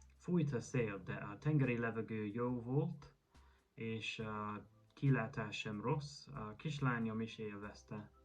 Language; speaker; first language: Hungarian; non-native, learner; English